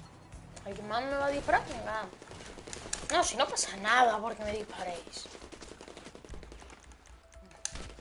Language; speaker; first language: Spanish; native; Spanish